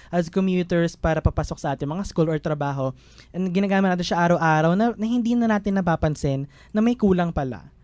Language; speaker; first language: Filipino; native; Filipino